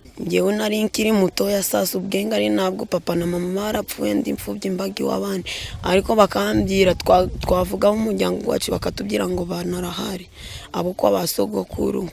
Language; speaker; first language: Kinyarwanda; early bilingual, heritage; Kinyarwanda